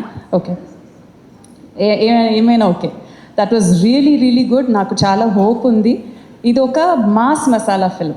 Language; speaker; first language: Telugu; non-native, fluent; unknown